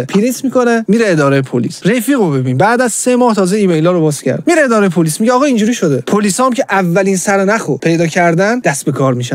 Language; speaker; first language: Persian; native; Persian